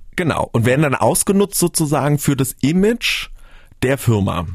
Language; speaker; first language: German; native; German